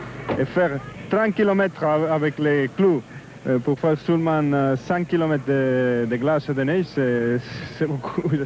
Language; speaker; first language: French; non-native, fluent; Spanish